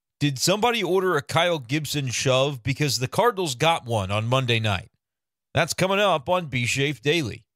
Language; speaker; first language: English; native; English